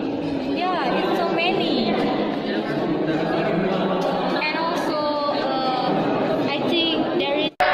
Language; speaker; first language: English; non-native, learner; Indonesian